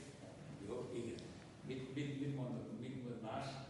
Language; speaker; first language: Hungarian; non-native, local second language; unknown